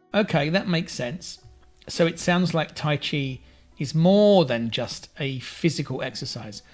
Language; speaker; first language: English; native; English